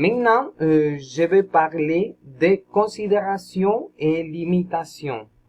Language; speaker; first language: French; non-native, learner; Spanish